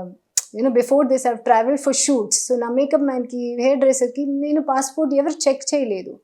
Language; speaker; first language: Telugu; non-native, local second language; Hindi